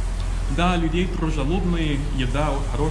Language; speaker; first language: Russian; non-native, learner; English